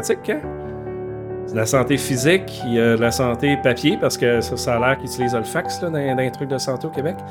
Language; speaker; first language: French; native; French